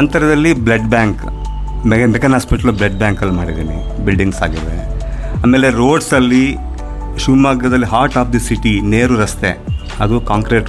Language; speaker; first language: Kannada; native; Kannada